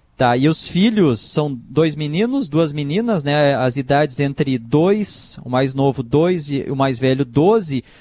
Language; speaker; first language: Portuguese; native; Portuguese